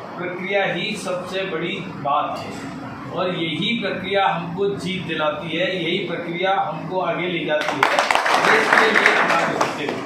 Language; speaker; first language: Hindi; native; Hindi